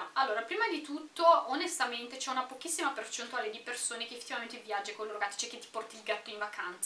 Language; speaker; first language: Italian; native; Italian